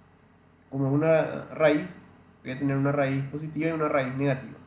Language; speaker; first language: Spanish; native; Spanish